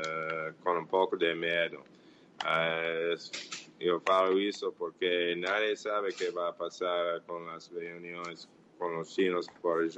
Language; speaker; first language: Portuguese; non-native, fluent; English